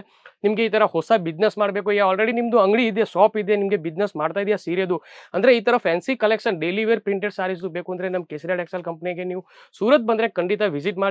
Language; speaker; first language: Kannada; non-native, local second language; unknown